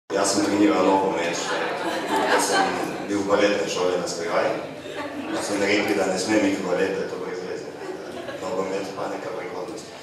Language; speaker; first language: Slovenian; non-native, fluent; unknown